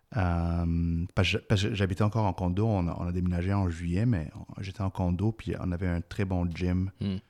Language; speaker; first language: French; early bilingual, other home language; Arabic